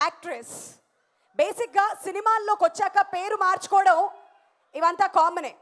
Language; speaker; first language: Telugu; native; Telugu